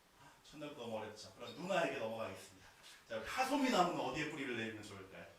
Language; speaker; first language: Korean; native; Korean